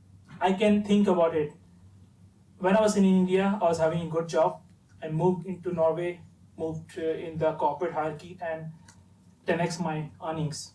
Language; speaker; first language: English; non-native, fluent; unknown